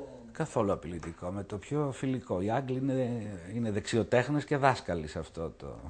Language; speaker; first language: Greek; native; Greek